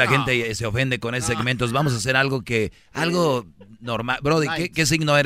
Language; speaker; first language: Spanish; native; Spanish